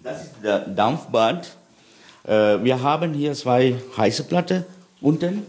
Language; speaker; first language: German; non-native, learner; Sinhala